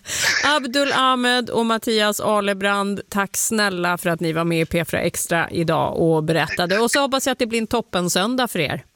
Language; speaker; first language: Swedish; native; Swedish